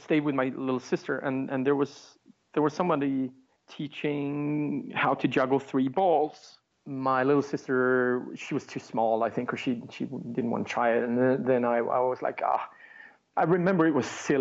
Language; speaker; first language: English; non-native, fluent; Swedish